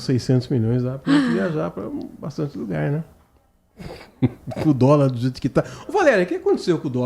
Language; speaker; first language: Portuguese; native; Portuguese